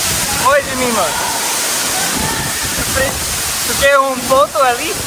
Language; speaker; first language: Portuguese; early bilingual, heritage; English